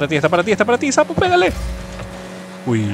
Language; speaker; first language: Spanish; native; Spanish